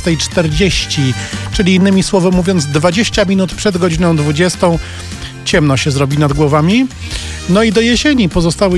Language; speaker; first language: Polish; native; Polish